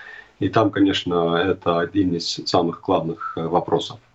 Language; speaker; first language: Russian; non-native, fluent; Estonian